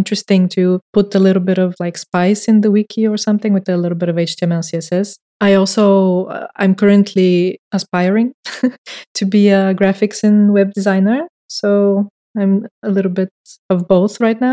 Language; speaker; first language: English; non-native, fluent; Bulgarian